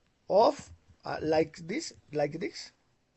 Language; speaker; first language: English; non-native, fluent; Spanish